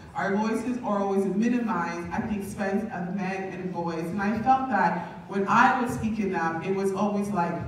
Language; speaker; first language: English; native; English